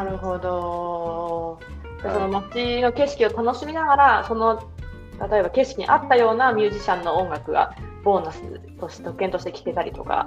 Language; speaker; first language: Japanese; native; Japanese